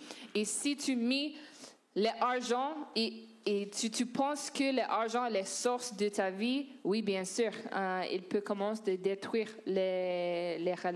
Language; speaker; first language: French; non-native, learner; English